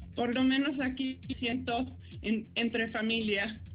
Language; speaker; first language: Spanish; early bilingual, heritage; Spanish